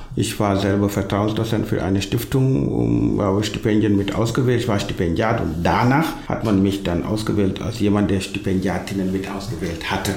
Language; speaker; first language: German; non-native, fluent; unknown